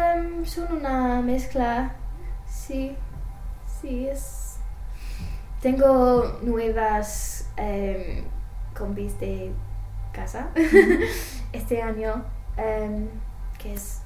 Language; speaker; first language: Spanish; non-native, learner; English